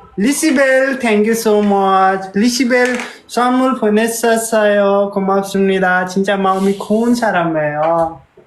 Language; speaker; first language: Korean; non-native, learner; Nepali